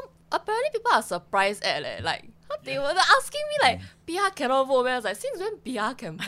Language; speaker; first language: English; early bilingual, other home language; Chinese